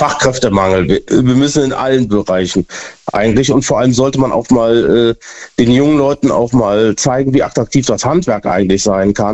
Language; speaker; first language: German; native; German